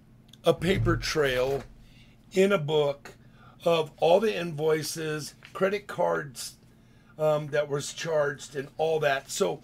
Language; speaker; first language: English; native; English